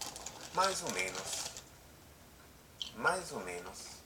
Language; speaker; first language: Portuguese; non-native, learner; English